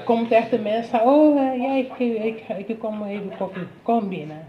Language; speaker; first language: Dutch; non-native, learner; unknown